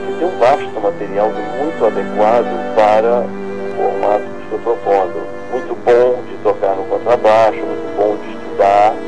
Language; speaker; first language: Portuguese; non-native, fluent; English